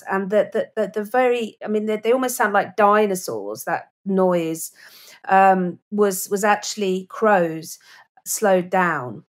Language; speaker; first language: English; native; English